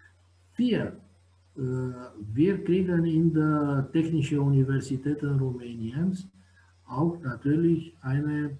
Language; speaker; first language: German; non-native, fluent; Romanian